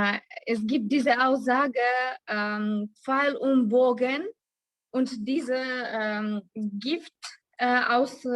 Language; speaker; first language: German; non-native, learner; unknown